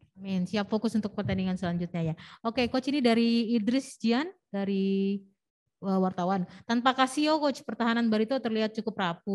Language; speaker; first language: Indonesian; native; Indonesian